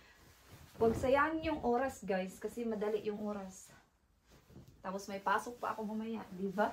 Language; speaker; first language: Filipino; native; Filipino